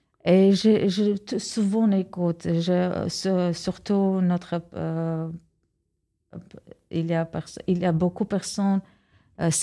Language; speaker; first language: French; non-native, learner; Armenian